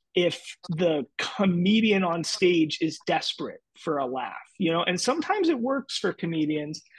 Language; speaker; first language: English; native; English